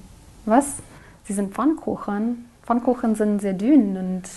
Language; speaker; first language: German; non-native, learner; English